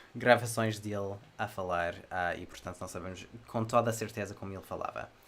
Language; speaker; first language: Portuguese; non-native, fluent; English